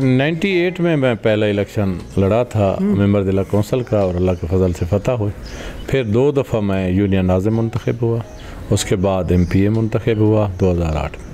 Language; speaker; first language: Urdu; non-native, local second language; Saraiki